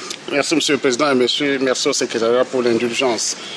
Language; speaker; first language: French; native; French